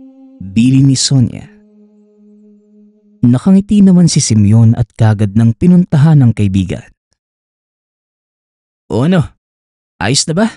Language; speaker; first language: Filipino; native; Filipino